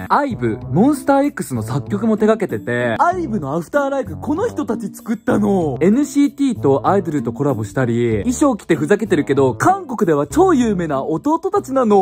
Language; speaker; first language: Japanese; non-native, fluent; Korean